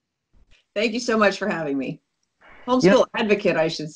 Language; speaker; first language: English; native; English